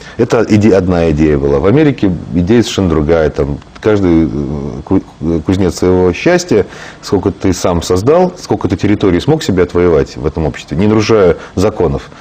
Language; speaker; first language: Russian; native; Russian